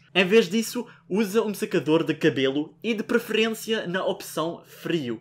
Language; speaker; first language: Portuguese; non-native, fluent; French